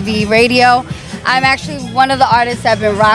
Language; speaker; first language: English; native; English